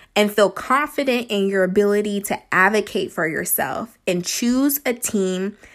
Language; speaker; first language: English; native; English